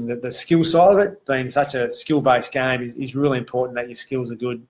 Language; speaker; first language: English; native; English